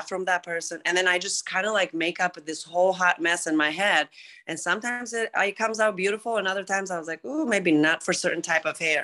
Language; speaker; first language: English; non-native, fluent; Greek